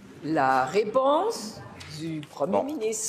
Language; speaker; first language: French; native; French